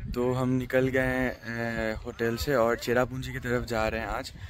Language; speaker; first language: Hindi; non-native, local second language; Assamese